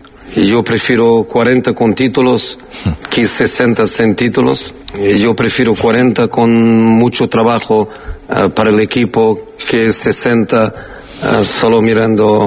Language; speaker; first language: Spanish; non-native, fluent; Portuguese